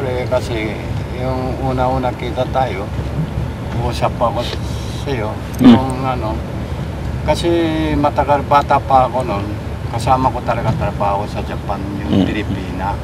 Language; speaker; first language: Filipino; non-native, learner; Japanese